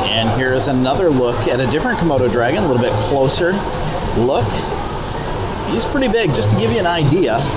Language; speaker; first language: English; native; English